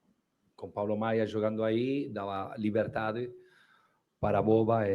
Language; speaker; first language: Portuguese; non-native, fluent; Spanish